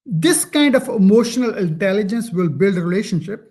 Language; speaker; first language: English; non-native, local second language; Punjabi